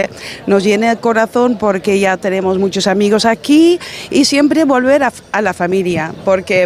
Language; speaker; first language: Spanish; non-native, fluent; Dutch